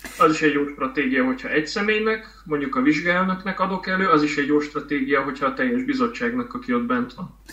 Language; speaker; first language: Hungarian; native; Hungarian